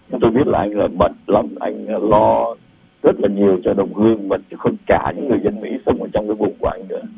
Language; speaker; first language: Vietnamese; native; Vietnamese